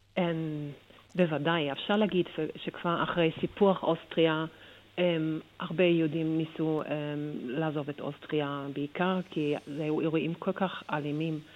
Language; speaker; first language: Hebrew; non-native, fluent; German